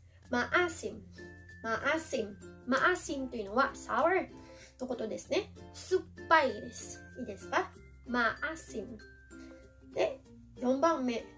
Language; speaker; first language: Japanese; non-native, fluent; Filipino